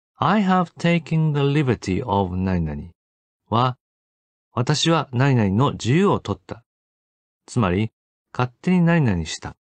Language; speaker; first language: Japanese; native; Japanese